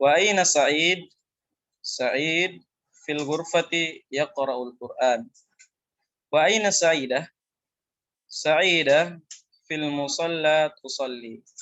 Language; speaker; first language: Arabic; non-native, fluent; Indonesian